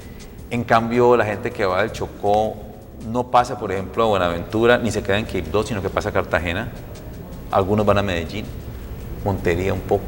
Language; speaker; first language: Spanish; native; Spanish